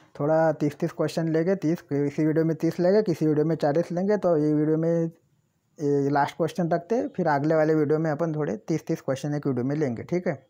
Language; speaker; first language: Hindi; non-native, local second language; Marathi